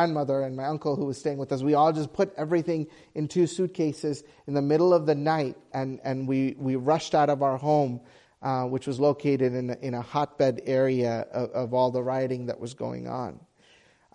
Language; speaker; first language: English; non-native, local second language; Tamil